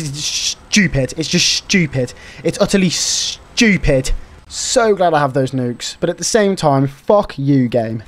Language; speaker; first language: English; native; English